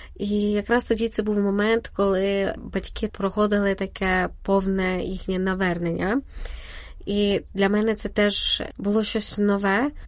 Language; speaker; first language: Ukrainian; native; Ukrainian